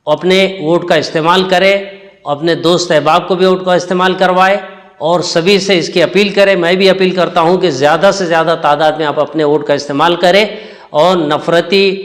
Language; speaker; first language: Urdu; native; Urdu